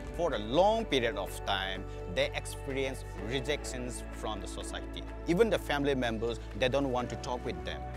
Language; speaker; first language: English; non-native, local second language; Manipuri